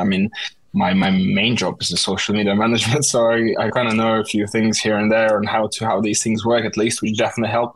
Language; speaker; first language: English; non-native, fluent; Russian